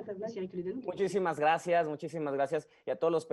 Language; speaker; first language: Spanish; native; Spanish